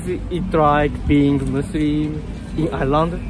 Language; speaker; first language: English; non-native, learner; Japanese